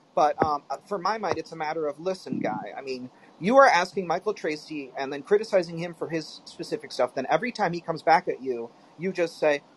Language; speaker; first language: English; early bilingual, other home language; Filipino